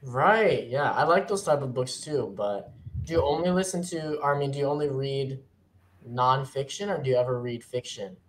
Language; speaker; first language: English; native; English